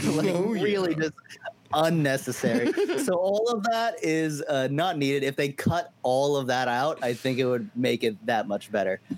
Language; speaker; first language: English; early bilingual, other home language; Hindi